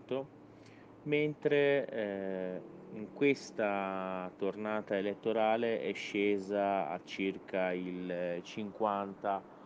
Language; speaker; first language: Italian; non-native, fluent; Persian